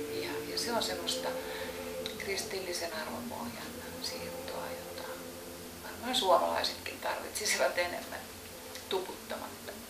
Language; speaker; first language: Finnish; native; Finnish